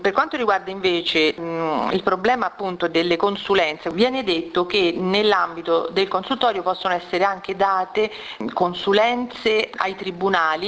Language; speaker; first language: Italian; native; Italian